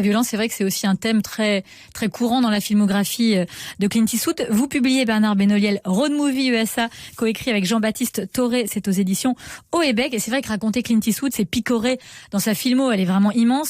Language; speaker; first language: French; native; French